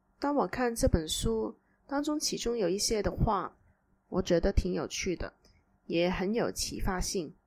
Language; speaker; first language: Chinese; native; Chinese